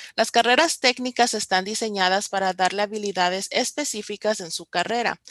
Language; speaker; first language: Spanish; early bilingual, heritage; Spanish